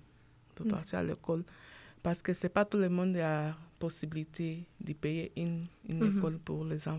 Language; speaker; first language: French; non-native, learner; Portuguese